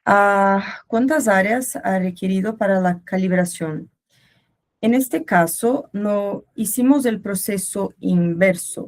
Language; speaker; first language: Spanish; non-native, learner; Portuguese